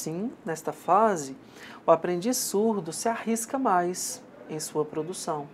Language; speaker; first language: Portuguese; native; Portuguese